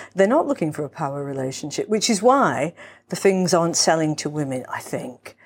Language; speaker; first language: English; native; English